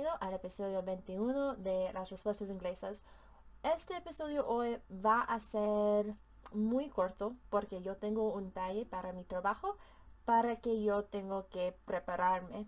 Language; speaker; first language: Spanish; non-native, fluent; English